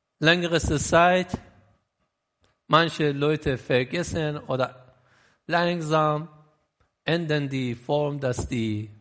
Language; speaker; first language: German; non-native, learner; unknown